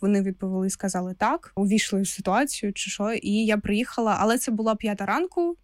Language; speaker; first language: Ukrainian; non-native, local second language; Russian